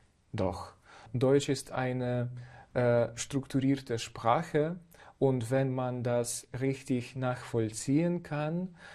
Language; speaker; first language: German; non-native, fluent; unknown